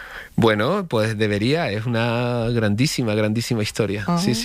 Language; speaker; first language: Spanish; native; Spanish